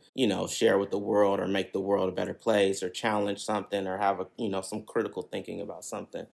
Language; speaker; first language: English; native; English